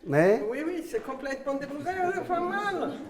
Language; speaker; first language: French; native; French